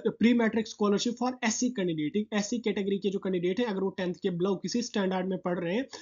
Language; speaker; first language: Hindi; non-native, local second language; Kashmiri